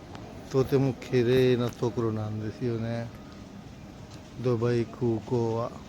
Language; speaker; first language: Japanese; non-native, fluent; Urdu